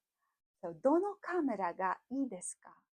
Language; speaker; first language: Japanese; non-native, fluent; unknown